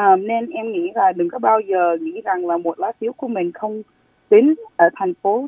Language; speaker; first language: Vietnamese; early bilingual, heritage; Vietnamese